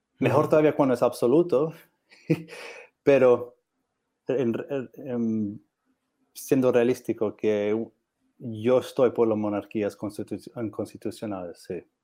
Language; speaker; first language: Spanish; non-native, learner; English